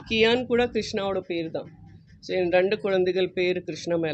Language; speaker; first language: Tamil; non-native, learner; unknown